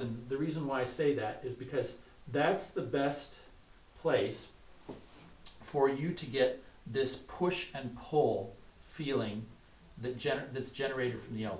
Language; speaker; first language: English; native; English